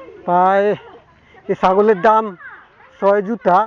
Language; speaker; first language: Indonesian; non-native, learner; Bangla